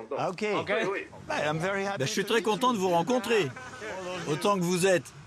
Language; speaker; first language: French; native; French